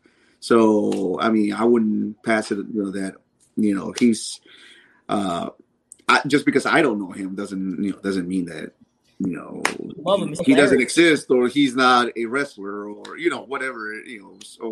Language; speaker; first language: English; native; English